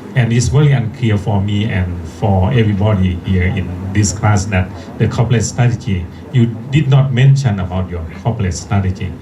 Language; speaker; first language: English; non-native, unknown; Thai